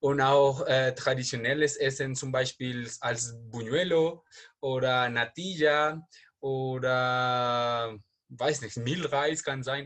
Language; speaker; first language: German; non-native, learner; Spanish